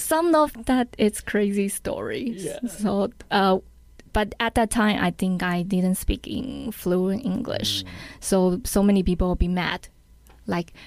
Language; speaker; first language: English; non-native, learner; Chinese